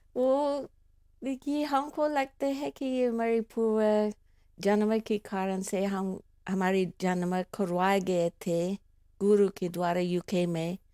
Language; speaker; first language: Hindi; non-native, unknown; English